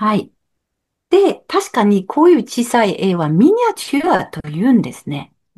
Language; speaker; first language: Japanese; non-native, learner; French